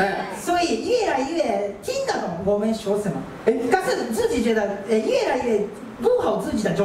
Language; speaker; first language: Chinese; non-native, learner; Japanese